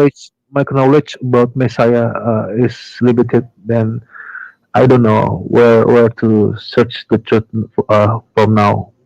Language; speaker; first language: English; non-native, learner; Indonesian